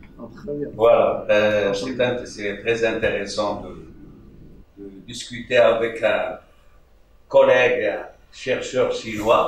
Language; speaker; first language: French; non-native, local second language; Arabic